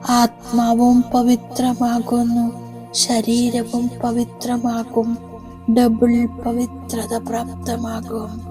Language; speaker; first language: Malayalam; native; Malayalam